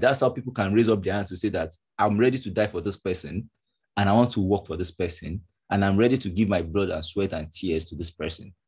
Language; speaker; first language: English; non-native, local second language; Yoruba